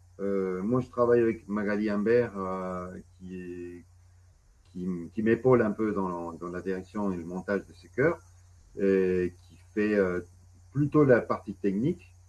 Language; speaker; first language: French; non-native, fluent; Spanish